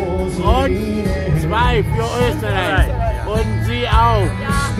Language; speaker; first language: German; non-native, learner; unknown